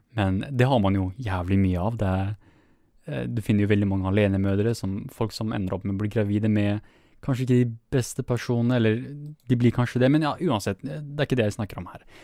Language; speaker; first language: Norwegian; early bilingual, other home language; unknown